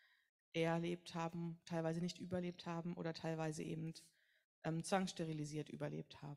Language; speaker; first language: German; native; German